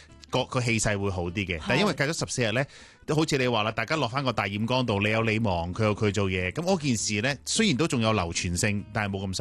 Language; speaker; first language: Cantonese; native; Cantonese